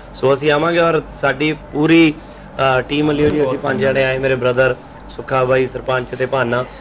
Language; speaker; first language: Punjabi; native; Punjabi